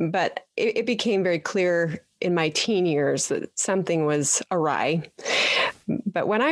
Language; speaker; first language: English; native; English